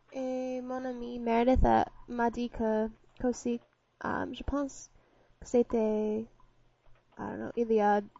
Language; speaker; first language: French; non-native, learner; English